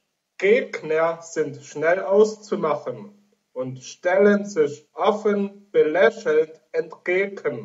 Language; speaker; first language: German; native; German